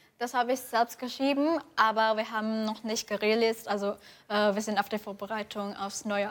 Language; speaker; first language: German; non-native, fluent; Indonesian